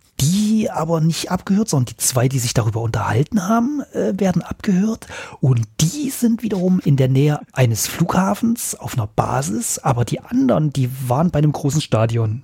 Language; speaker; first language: German; native; German